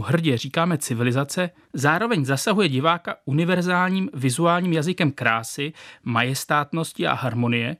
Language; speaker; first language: Czech; native; Czech